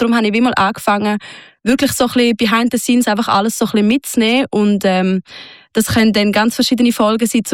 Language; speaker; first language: German; native; German